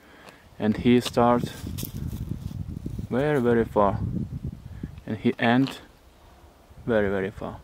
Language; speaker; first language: English; non-native, learner; Russian